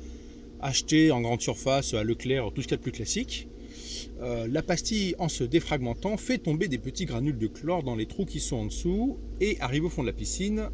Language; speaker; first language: French; native; French